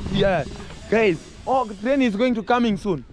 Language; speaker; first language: English; non-native, learner; Swahili